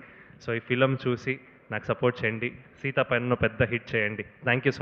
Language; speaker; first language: Telugu; non-native, learner; Kannada